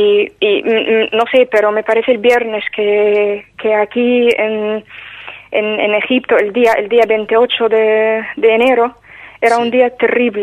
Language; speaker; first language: Spanish; non-native, fluent; Arabic